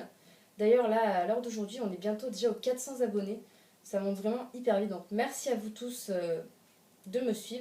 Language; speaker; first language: French; native; French